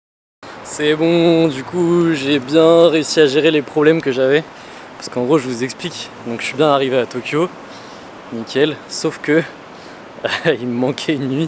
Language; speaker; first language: French; native; French